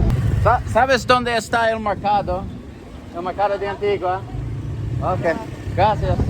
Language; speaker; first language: Spanish; non-native, learner; English